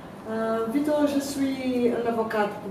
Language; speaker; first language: French; non-native, learner; Portuguese